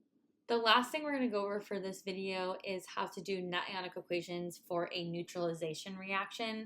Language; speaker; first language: English; native; English